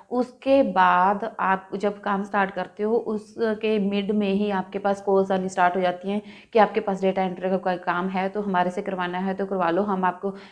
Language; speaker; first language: Hindi; non-native, local second language; Punjabi